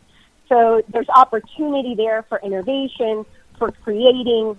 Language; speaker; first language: English; native; English